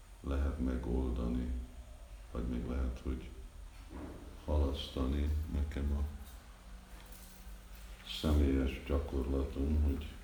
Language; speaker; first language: Hungarian; early bilingual, heritage; Hungarian